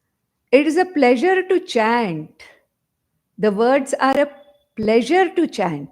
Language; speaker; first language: English; non-native, local second language; Konkani